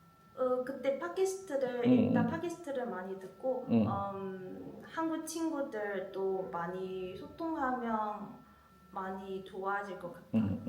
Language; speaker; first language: Korean; non-native, learner; Chinese